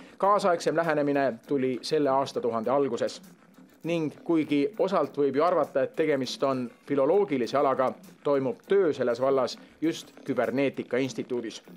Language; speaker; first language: Estonian; native; Estonian